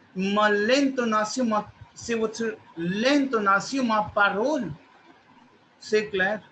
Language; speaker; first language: French; non-native, fluent; Hindi